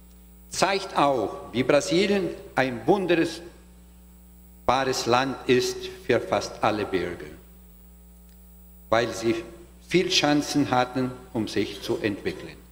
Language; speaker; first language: German; non-native, learner; Portuguese